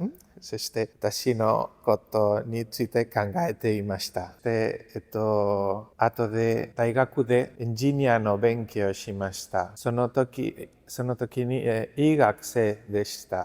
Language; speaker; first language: Japanese; non-native, learner; Spanish